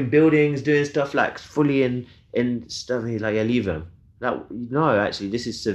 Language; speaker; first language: English; native; English